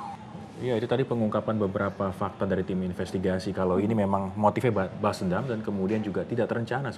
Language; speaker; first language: Indonesian; native; Indonesian